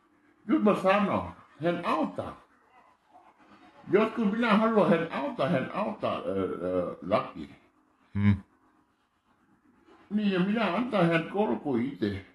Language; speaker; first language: Finnish; non-native, learner; Thai